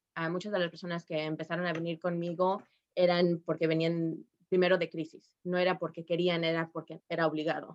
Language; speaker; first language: Spanish; early bilingual, heritage; Spanish